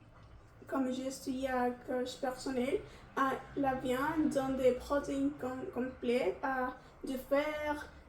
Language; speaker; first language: French; non-native, learner; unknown